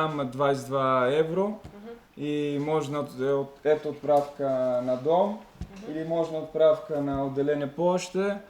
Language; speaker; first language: Russian; non-native, learner; Italian